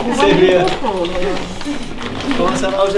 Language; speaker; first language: French; non-native, fluent; English